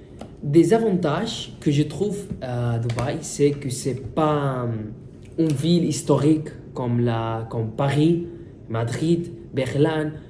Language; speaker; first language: French; non-native, fluent; Spanish